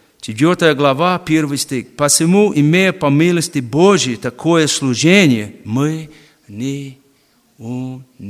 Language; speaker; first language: Russian; non-native, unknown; English